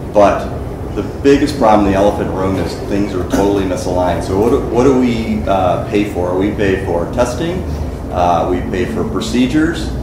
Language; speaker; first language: English; native; English